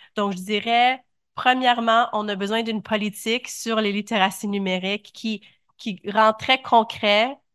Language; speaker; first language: French; native; French